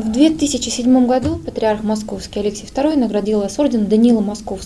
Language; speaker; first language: Russian; native; Russian